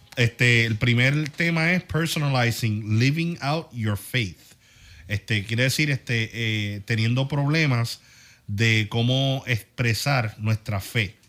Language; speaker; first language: Spanish; early bilingual, heritage; Spanish